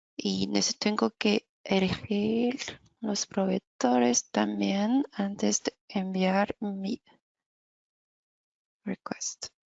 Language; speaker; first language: Spanish; non-native, fluent; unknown